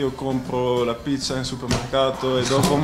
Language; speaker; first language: Italian; non-native, learner; Dutch